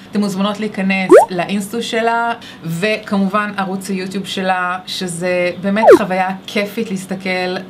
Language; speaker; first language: Hebrew; native; Hebrew